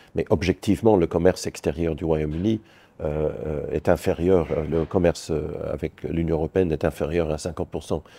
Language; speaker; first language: French; non-native, fluent; English